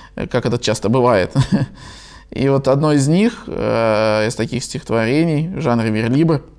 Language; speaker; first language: Russian; native; Russian